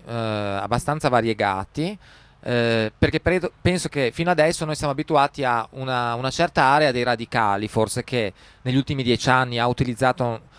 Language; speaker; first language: Italian; native; Italian